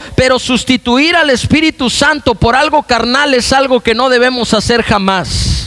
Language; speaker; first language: Spanish; native; Spanish